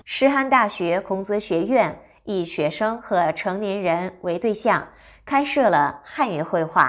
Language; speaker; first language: Chinese; non-native, fluent; Korean